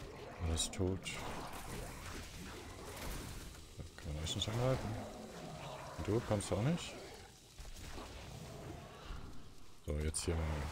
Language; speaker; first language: German; native; German